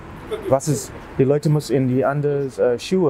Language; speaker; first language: German; non-native, learner; English